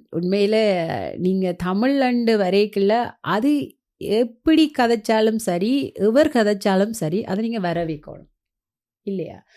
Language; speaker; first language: Tamil; early bilingual, heritage; Tamil